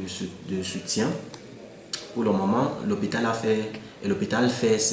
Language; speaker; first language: French; non-native, local second language; English